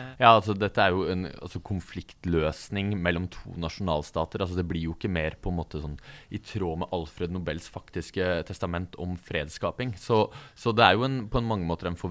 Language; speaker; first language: Norwegian; native; Norwegian